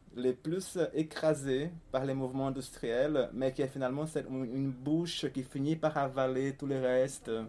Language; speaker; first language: French; non-native, fluent; Portuguese